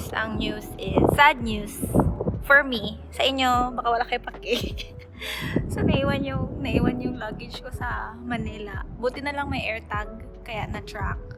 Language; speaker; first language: Filipino; native; Filipino